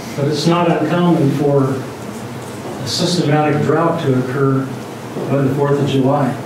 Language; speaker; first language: English; native; English